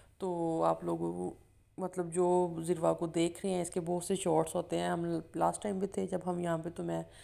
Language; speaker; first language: Urdu; non-native, local second language; Punjabi